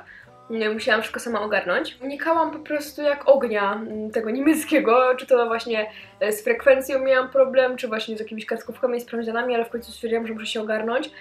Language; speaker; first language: Polish; native; Polish